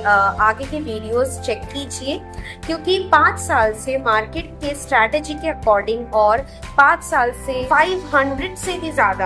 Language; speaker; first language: Hindi; non-native, local second language; Bangla